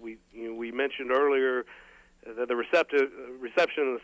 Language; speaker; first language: English; native; English